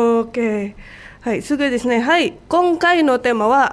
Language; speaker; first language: Japanese; non-native, fluent; Indonesian